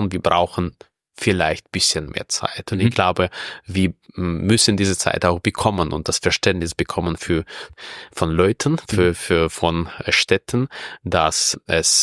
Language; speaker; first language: German; non-native, fluent; Russian